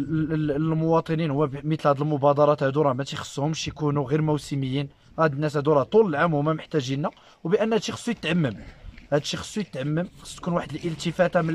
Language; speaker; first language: Arabic; native; Arabic